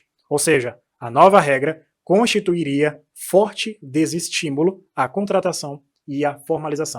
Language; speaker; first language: Portuguese; native; Portuguese